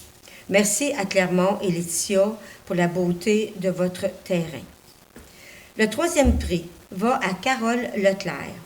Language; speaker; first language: French; native; French